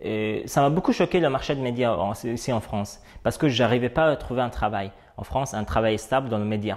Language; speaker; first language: French; non-native, fluent; Persian